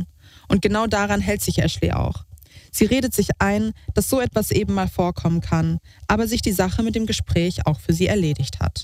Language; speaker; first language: German; native; German